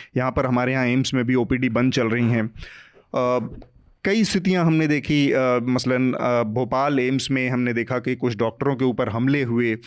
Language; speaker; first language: Hindi; native; Hindi